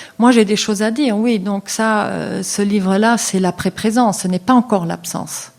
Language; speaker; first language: French; non-native, local second language; Luxembourgish